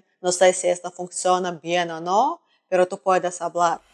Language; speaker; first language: Spanish; non-native, learner; Russian